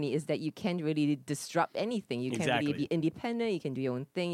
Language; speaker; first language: English; native; English